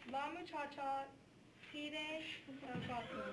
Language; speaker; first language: Spanish; non-native, learner; English